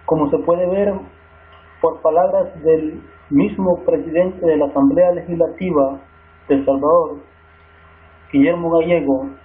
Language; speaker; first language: Spanish; native; Spanish